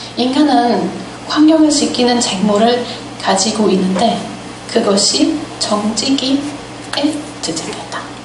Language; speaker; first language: Korean; non-native, fluent; German